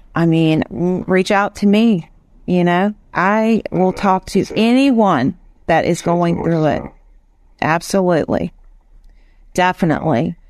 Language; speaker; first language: English; native; English